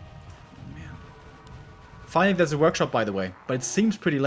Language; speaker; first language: English; non-native, fluent; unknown